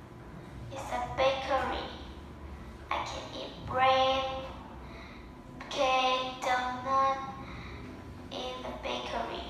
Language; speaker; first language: English; non-native, learner; Vietnamese